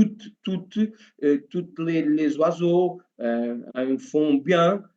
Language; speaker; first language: French; non-native, learner; Portuguese